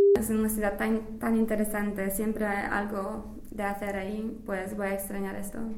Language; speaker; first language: Spanish; non-native, fluent; English